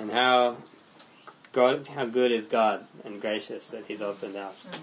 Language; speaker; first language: English; native; English